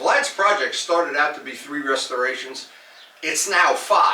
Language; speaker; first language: English; native; English